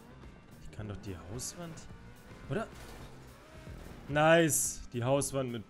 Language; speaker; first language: German; native; German